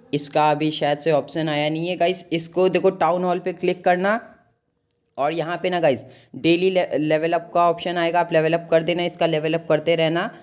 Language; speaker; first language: Hindi; native; Hindi